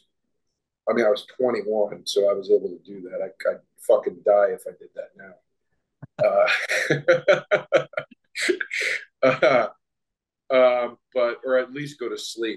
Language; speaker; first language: English; native; English